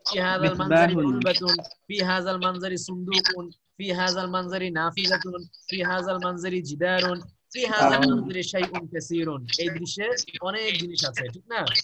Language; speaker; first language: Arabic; non-native, fluent; Bangla